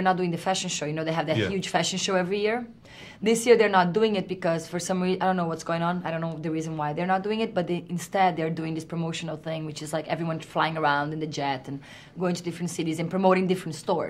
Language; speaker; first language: English; non-native, fluent; Portuguese